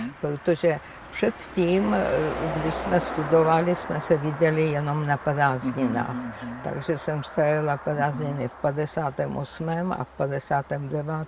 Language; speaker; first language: Czech; non-native, fluent; Georgian